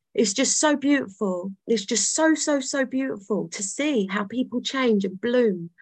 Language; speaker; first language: English; native; English